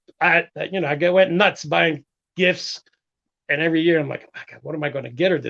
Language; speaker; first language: English; native; English